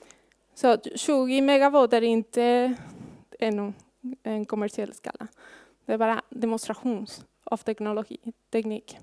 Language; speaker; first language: Swedish; non-native, fluent; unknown